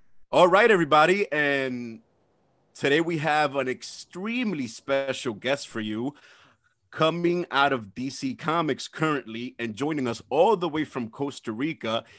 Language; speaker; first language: English; early bilingual, other home language; Spanish